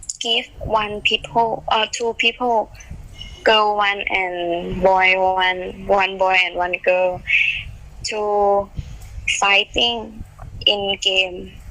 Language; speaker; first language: English; non-native, learner; Thai